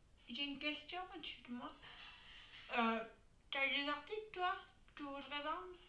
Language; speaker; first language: French; native; French